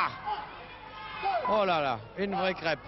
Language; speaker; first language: French; native; French